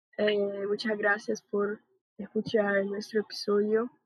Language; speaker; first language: Spanish; non-native, learner; Portuguese